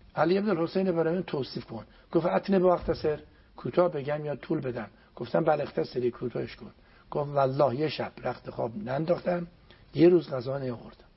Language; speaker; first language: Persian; non-native, local second language; Azerbaijani